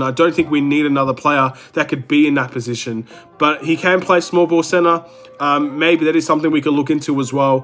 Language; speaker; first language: English; native; English